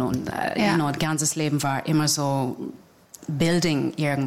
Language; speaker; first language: German; non-native, fluent; English